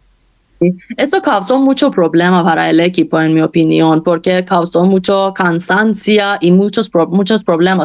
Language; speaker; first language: Spanish; non-native, fluent; Persian